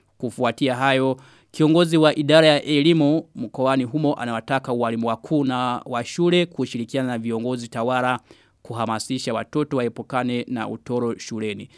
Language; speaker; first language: Swahili; non-native, local second language; Rundi